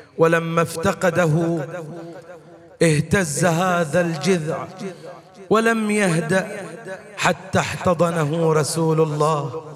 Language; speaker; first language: Arabic; native; Arabic